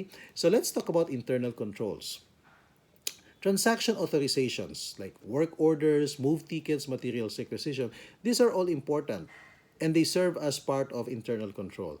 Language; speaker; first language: English; non-native, local second language; Filipino